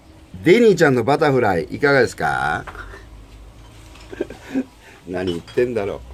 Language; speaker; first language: Japanese; native; Japanese